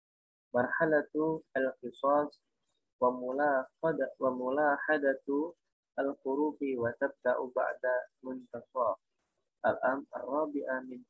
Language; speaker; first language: Arabic; non-native, learner; Indonesian